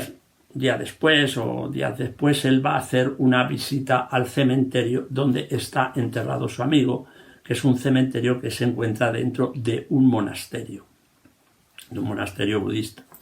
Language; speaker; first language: Spanish; native; Spanish